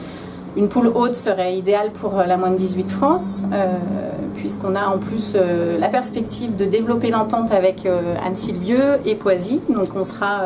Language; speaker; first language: French; native; French